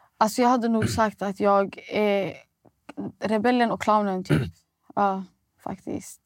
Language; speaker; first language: Swedish; early bilingual, other home language; Somali